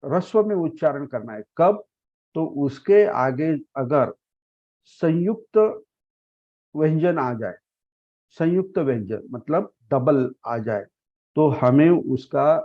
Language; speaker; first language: Hindi; non-native, local second language; Marathi